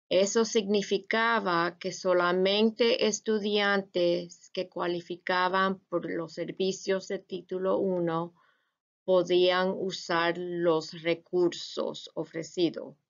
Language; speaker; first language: Spanish; non-native, fluent; English